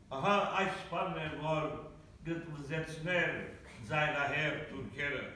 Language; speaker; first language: Armenian; early bilingual, heritage; Armenian